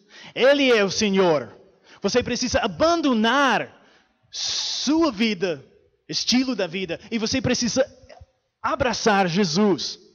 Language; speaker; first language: Portuguese; non-native, fluent; English